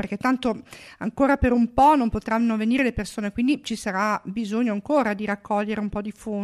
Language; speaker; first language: Italian; native; Italian